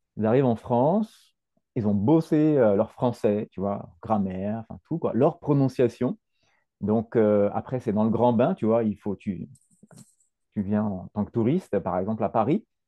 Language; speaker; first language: French; native; French